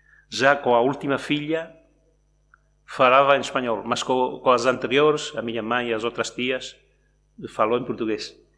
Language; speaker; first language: Portuguese; non-native, local second language; Spanish